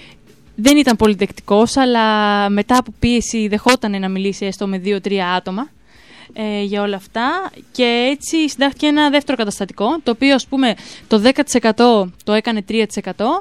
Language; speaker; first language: Greek; native; Greek